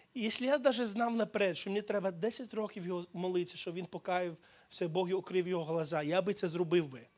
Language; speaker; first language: Ukrainian; early bilingual, heritage; Ukrainian